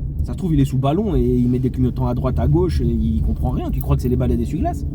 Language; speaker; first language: French; native; French